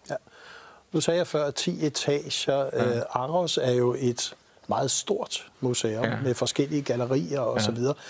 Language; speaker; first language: Danish; native; Danish